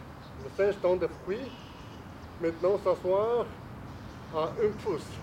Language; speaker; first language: French; non-native, fluent; Chinese